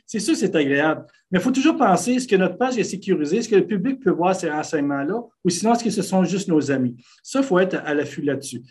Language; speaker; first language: French; native; French